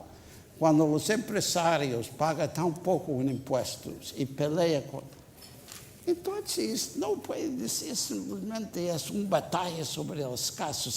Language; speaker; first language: Spanish; non-native, fluent; English